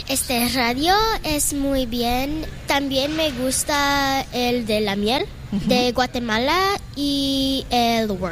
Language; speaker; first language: Spanish; non-native, learner; English